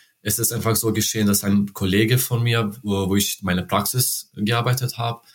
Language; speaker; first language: German; non-native, learner; Serbian